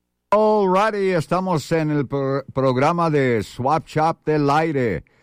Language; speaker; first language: Spanish; early bilingual, heritage; Spanish